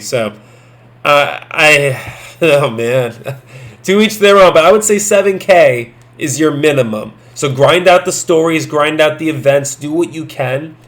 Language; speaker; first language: English; native; English